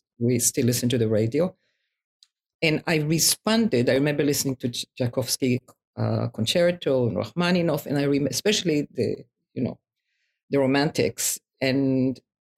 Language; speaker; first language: English; non-native, fluent; Hebrew